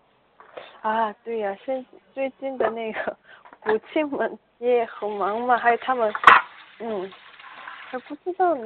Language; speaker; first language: Chinese; non-native, learner; Korean